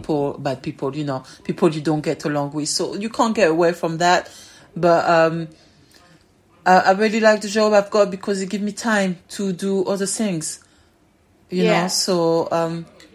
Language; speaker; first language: English; non-native, fluent; French